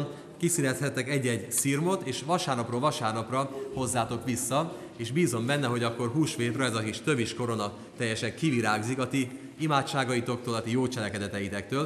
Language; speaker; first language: Hungarian; native; Hungarian